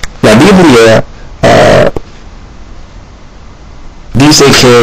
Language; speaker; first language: Spanish; non-native, learner; Haitian Creole